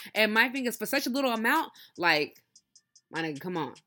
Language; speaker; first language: English; early bilingual, other home language; Yoruba